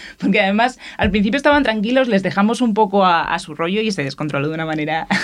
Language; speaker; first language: Spanish; native; Spanish